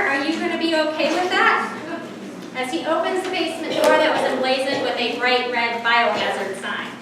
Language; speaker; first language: English; native; English